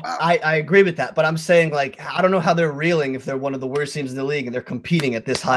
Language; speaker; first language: English; native; English